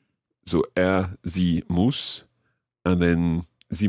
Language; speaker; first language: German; non-native, learner; English